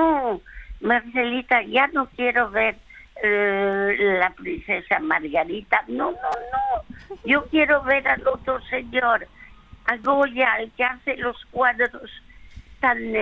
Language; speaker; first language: Spanish; early bilingual, other home language; French